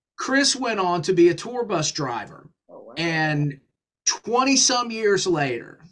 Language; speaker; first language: English; native; English